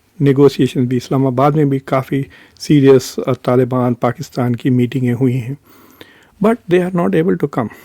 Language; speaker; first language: Urdu; native; Urdu